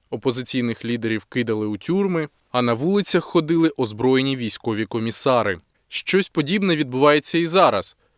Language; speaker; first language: Ukrainian; native; Ukrainian